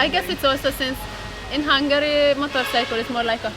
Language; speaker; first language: English; non-native, fluent; Hungarian